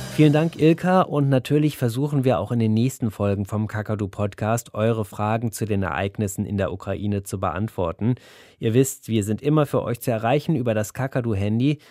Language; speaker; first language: German; native; German